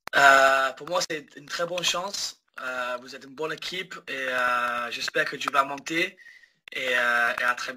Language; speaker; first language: French; early bilingual, heritage; English